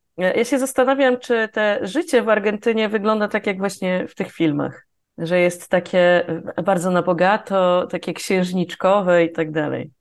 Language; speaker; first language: Polish; native; Polish